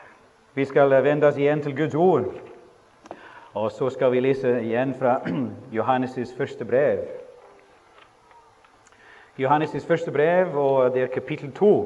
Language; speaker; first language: Norwegian; non-native, fluent; English